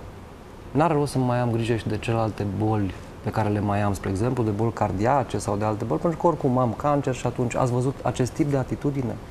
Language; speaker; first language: Romanian; native; Romanian